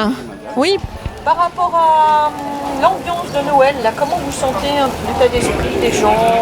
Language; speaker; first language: French; native; French